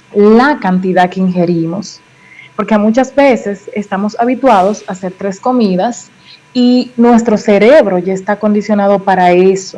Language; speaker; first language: Spanish; native; Spanish